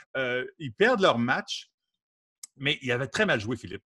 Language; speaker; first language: French; native; French